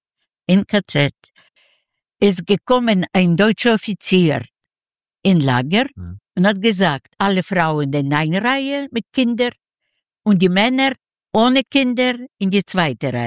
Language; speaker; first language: German; non-native, learner; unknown